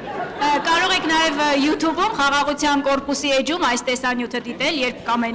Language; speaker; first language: Armenian; native; Armenian